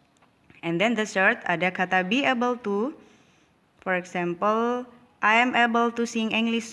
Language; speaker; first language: English; non-native, local second language; Indonesian